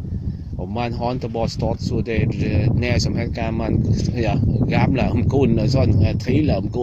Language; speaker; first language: Swedish; non-native, learner; Vietnamese